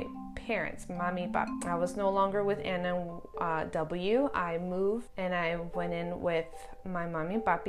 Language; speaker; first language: English; native; English